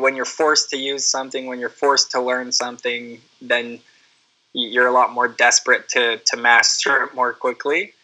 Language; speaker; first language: English; native; English